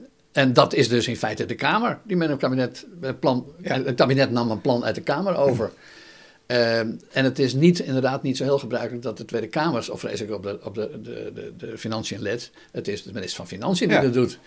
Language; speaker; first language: Dutch; native; Dutch